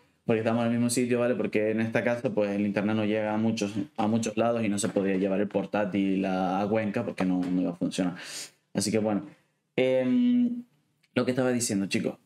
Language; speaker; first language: Spanish; native; Spanish